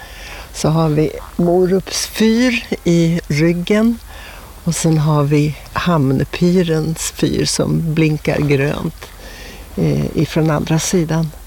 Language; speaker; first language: Swedish; native; Swedish